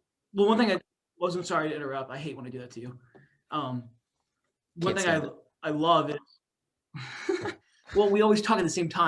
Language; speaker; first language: English; native; English